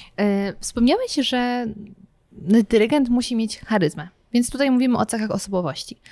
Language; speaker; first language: Polish; native; Polish